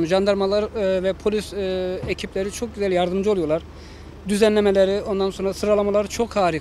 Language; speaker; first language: Turkish; early bilingual, heritage; Turkish